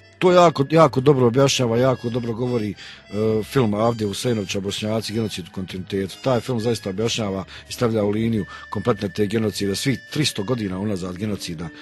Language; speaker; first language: Bosnian; native; Bosnian